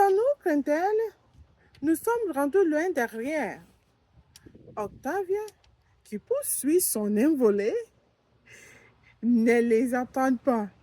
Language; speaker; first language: French; non-native, learner; English